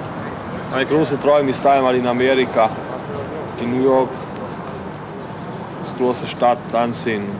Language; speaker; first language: German; non-native, learner; Hungarian